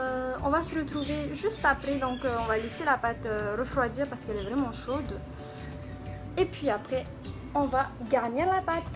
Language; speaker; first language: French; native; French